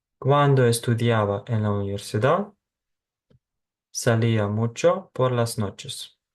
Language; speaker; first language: Spanish; non-native, fluent; Ukrainian